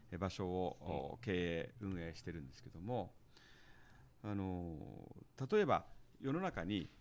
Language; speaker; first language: Japanese; early bilingual, heritage; Japanese